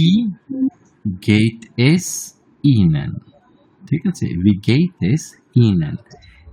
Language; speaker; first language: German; non-native, fluent; Bangla